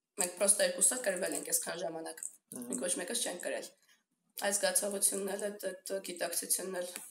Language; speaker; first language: Armenian; native; Armenian